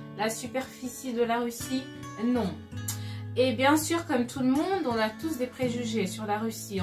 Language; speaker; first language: French; non-native, local second language; Lingala